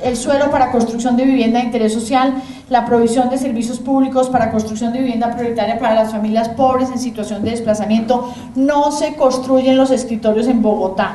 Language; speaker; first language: Spanish; native; Spanish